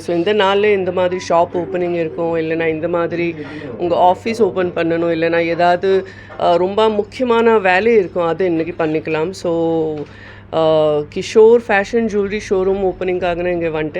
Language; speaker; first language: Tamil; non-native, fluent; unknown